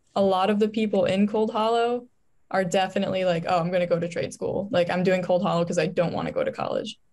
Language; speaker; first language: English; native; English